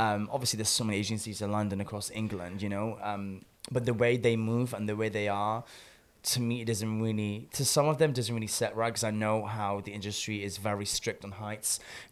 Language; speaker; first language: English; native; English